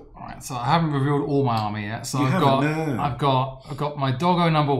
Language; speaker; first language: English; native; English